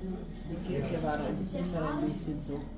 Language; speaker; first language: German; non-native, learner; Italian